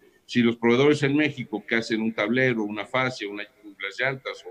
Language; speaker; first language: Spanish; native; Spanish